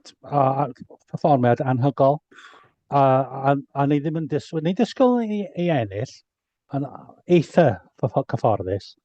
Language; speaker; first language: Welsh; non-native, fluent; English